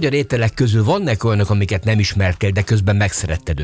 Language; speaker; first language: Hungarian; native; Hungarian